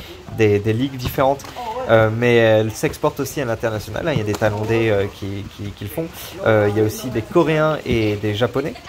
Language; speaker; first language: French; native; French